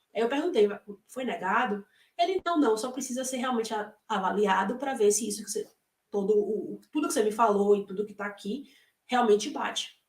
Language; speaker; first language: Portuguese; native; Portuguese